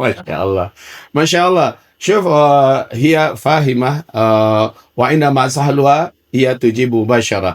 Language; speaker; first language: Arabic; non-native, fluent; Indonesian